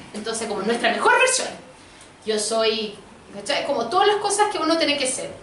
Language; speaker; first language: Spanish; early bilingual, other home language; Portuguese